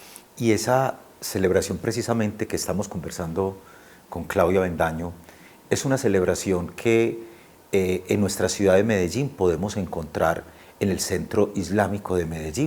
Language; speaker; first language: Spanish; native; Spanish